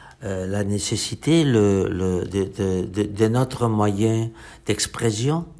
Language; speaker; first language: French; non-native, fluent; Catalan